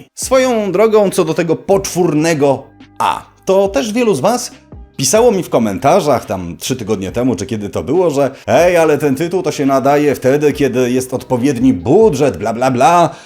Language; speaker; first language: Polish; native; Polish